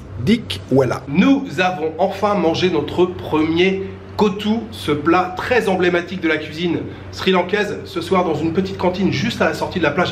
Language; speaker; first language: French; native; French